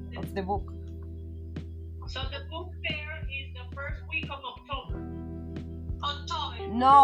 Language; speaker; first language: English; non-native, learner; Spanish